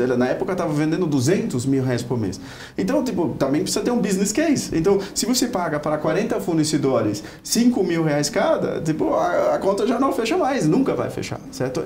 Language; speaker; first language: Portuguese; non-native, fluent; German